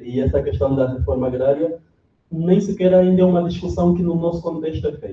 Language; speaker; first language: Portuguese; native; Portuguese